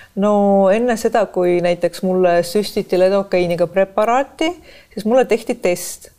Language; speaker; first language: Estonian; non-native, local second language; Russian